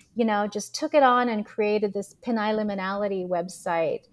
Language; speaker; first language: English; early bilingual, other home language; Filipino